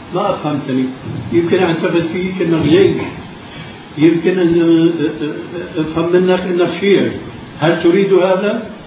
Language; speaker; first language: Arabic; early bilingual, other home language; Albanian